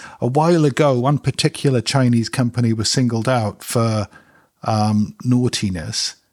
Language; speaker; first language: English; native; English